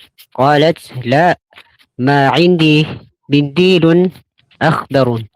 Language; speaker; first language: Arabic; non-native, learner; Filipino